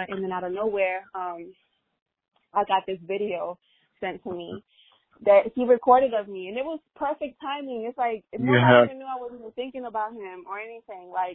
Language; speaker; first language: English; non-native, fluent; Spanish